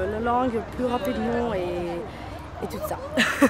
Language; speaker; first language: French; non-native, learner; Macedonian